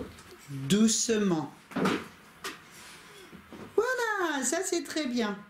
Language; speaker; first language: French; native; French